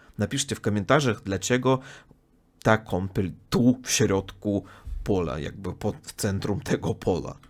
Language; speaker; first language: Polish; non-native, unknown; Russian